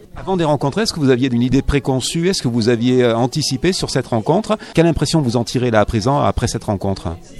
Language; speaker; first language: French; native; French